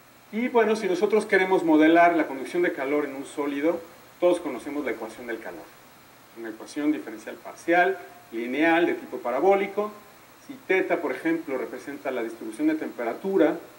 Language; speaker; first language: Spanish; native; Spanish